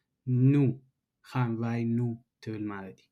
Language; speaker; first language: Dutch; non-native, fluent; Tigrinya